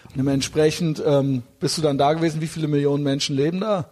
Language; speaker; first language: German; native; German